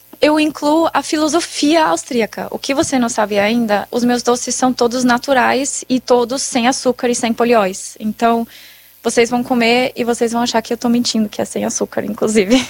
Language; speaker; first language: Portuguese; non-native, fluent; German